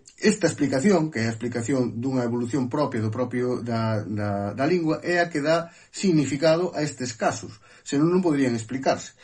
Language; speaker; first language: Galician; native; Galician